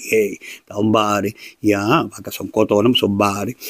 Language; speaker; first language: Finnish; non-native, fluent; Spanish